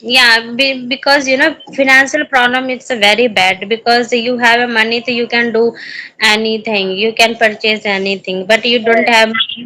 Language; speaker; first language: English; non-native, learner; Hindi